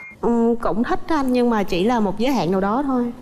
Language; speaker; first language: Vietnamese; native; Vietnamese